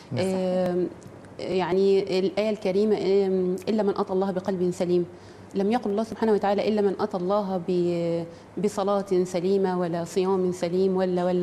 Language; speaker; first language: Arabic; native; Arabic